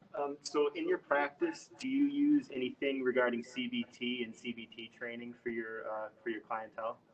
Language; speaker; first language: English; native; English